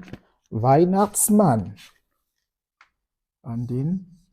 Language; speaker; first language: German; non-native, fluent; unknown